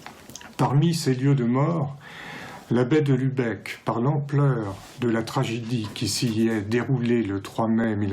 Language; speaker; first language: French; native; French